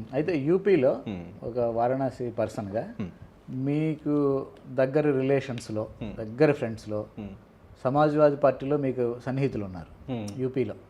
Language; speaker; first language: Telugu; native; Telugu